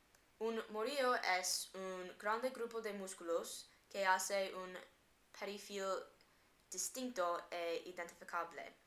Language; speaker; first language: Spanish; non-native, learner; English